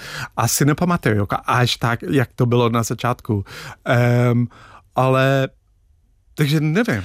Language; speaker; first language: Czech; non-native, fluent; English